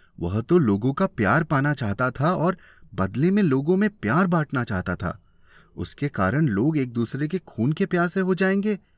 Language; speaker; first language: Hindi; native; Hindi